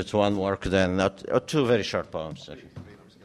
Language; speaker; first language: English; non-native, fluent; German